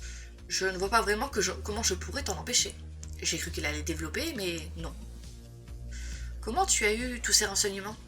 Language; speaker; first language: French; native; French